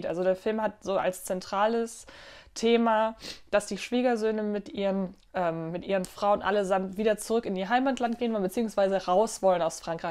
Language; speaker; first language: German; native; German